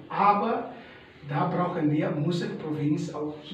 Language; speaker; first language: German; non-native, learner; Indonesian